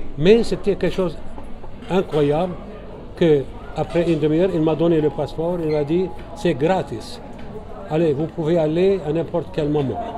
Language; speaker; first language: French; non-native, local second language; Arabic